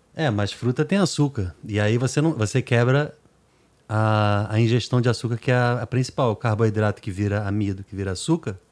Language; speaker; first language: Portuguese; native; Portuguese